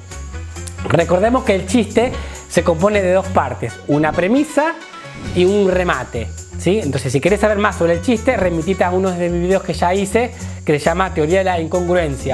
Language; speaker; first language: Spanish; native; Spanish